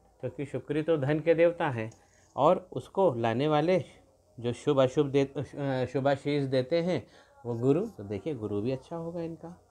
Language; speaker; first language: Hindi; native; Hindi